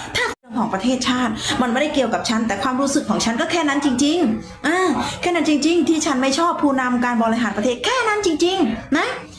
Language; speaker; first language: Thai; non-native, fluent; Khmer